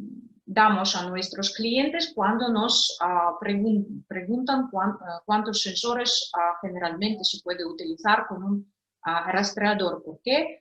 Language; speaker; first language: Spanish; non-native, fluent; Russian